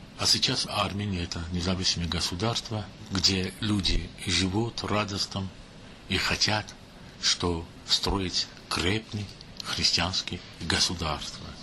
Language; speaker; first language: Russian; non-native, local second language; Armenian